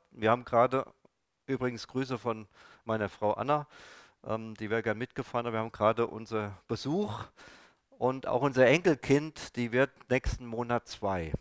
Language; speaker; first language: German; native; German